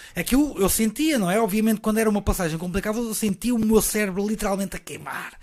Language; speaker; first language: Portuguese; native; Portuguese